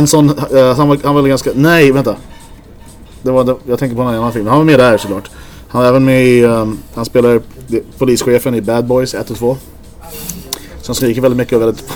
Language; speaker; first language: Swedish; native; Swedish